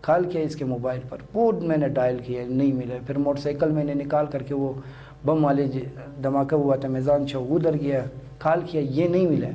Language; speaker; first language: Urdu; non-native, local second language; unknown